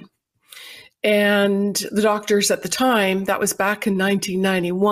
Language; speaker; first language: English; native; English